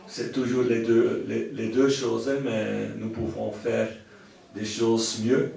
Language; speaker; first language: French; non-native, local second language; Dutch